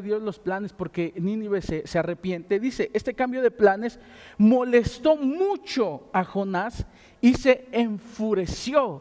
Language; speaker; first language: Spanish; native; Spanish